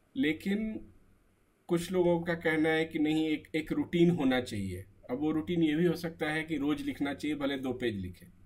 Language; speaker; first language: Hindi; native; Hindi